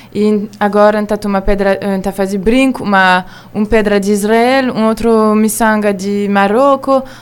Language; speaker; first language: Portuguese; non-native, learner; Hebrew